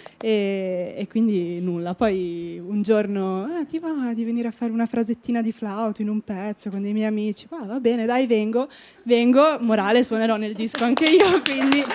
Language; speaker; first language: Italian; native; Italian